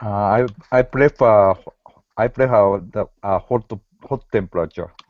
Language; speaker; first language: English; non-native, learner; Japanese